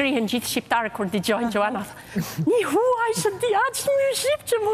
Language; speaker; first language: Albanian; non-native, fluent; English